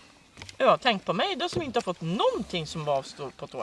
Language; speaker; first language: Swedish; native; Swedish